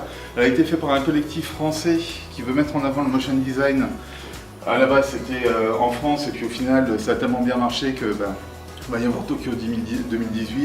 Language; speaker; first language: French; native; French